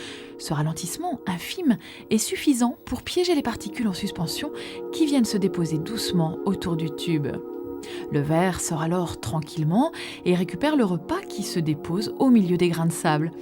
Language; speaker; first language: French; native; French